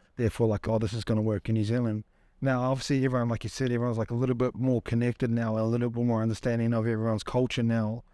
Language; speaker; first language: English; native; English